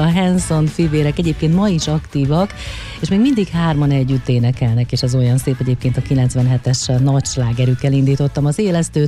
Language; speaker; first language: Hungarian; native; Hungarian